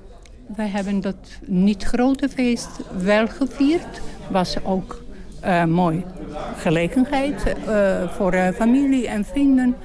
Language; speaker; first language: Dutch; non-native, learner; Bosnian